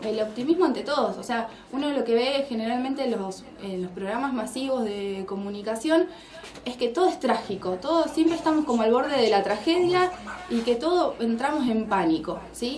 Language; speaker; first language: Spanish; native; Spanish